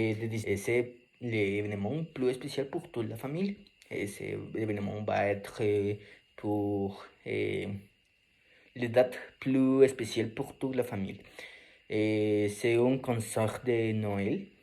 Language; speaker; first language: French; non-native, learner; Spanish